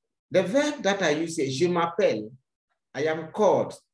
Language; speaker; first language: English; non-native, local second language; Akan